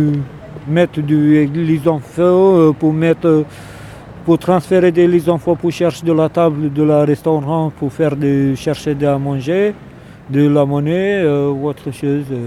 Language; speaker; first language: French; non-native, learner; Romanian